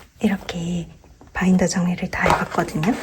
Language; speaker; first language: Korean; native; Korean